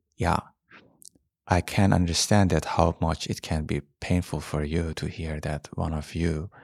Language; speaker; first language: English; non-native, fluent; Persian